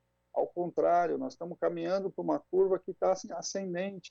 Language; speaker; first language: Portuguese; native; Portuguese